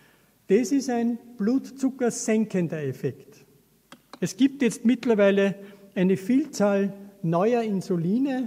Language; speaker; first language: German; native; German